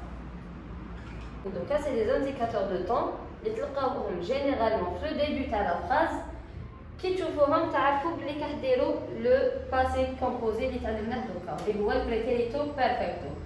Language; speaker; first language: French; non-native, local second language; Arabic